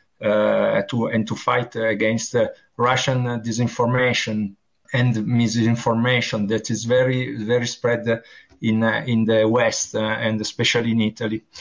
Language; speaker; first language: English; non-native, learner; Italian